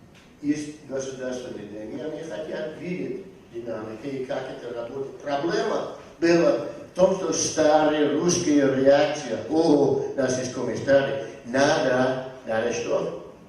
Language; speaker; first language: Russian; non-native, fluent; English